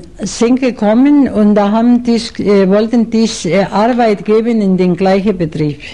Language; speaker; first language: German; non-native, fluent; Spanish